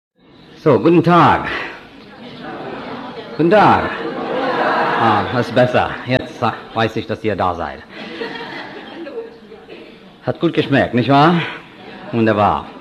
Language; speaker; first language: German; non-native, fluent; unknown